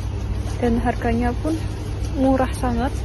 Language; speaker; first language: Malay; non-native, learner; Indonesian